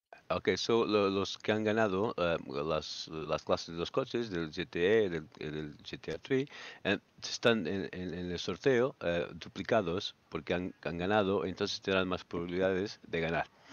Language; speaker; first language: Spanish; native; Spanish